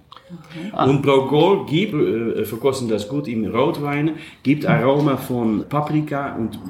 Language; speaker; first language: German; non-native, learner; Dutch